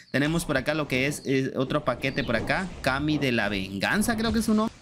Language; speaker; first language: Spanish; native; Spanish